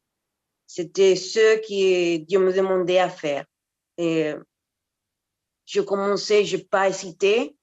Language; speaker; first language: French; non-native, fluent; Spanish